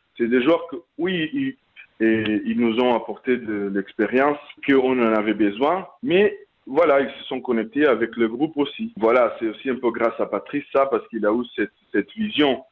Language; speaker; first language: French; non-native, fluent; Portuguese